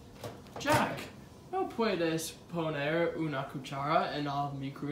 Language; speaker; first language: Spanish; non-native, learner; English